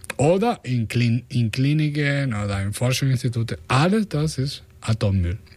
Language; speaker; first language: German; non-native, fluent; Spanish